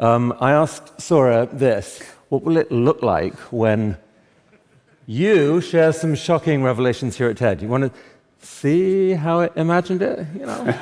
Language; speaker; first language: English; native; English